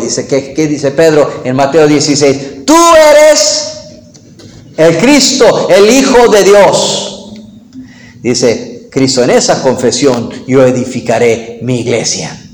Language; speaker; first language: Spanish; non-native, fluent; English